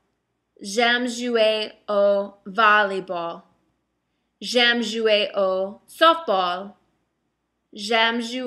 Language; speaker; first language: French; non-native, fluent; English